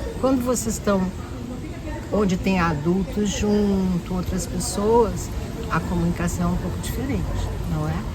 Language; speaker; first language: Portuguese; native; Portuguese